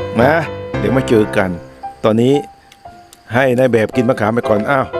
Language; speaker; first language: Thai; native; Thai